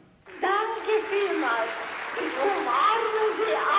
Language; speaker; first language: German; non-native, local second language; Hungarian